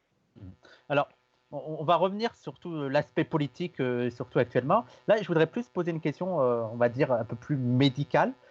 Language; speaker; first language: French; native; French